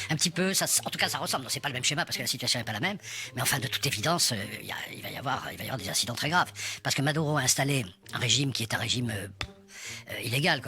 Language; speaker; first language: French; native; French